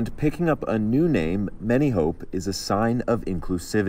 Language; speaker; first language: English; native; English